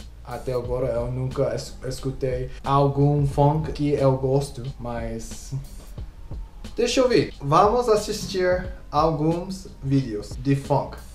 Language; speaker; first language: Portuguese; non-native, learner; English